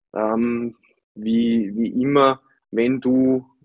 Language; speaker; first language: German; native; German